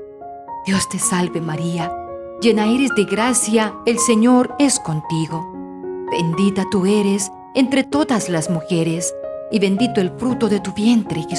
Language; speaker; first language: Spanish; native; Spanish